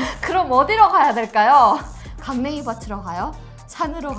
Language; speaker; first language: Korean; native; Korean